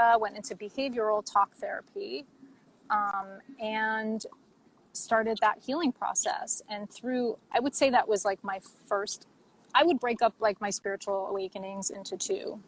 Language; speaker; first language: English; native; English